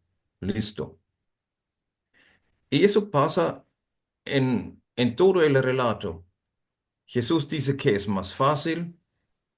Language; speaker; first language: Spanish; non-native, fluent; German